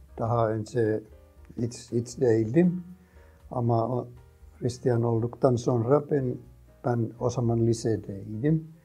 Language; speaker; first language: Turkish; non-native, fluent; Finnish